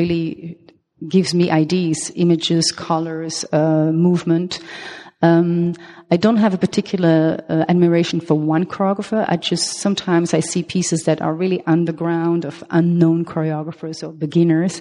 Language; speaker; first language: English; non-native, fluent; French